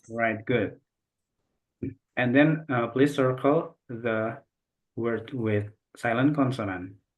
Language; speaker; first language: English; non-native, local second language; Indonesian